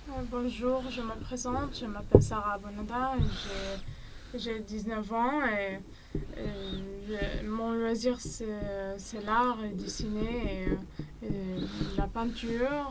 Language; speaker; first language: French; non-native, learner; Arabic